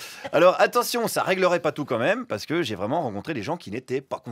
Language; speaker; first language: French; native; French